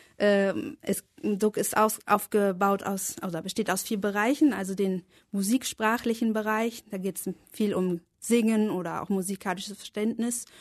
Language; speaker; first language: German; native; German